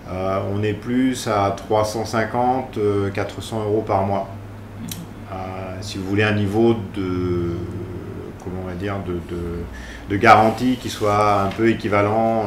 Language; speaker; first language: French; native; French